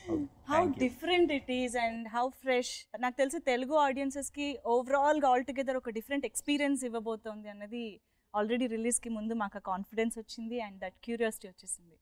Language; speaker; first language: Telugu; native; Telugu